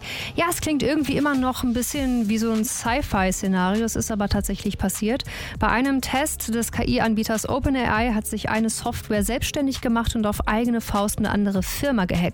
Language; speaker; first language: German; native; German